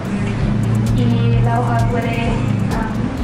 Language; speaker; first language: Spanish; non-native, learner; English